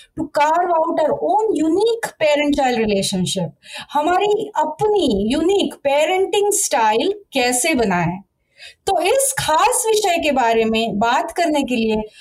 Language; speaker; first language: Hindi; non-native, local second language; Marathi